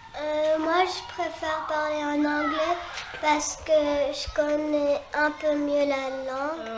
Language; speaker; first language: French; early bilingual, heritage; French